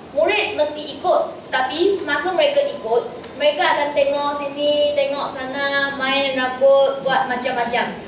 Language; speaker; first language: Malay; non-native, local second language; Chinese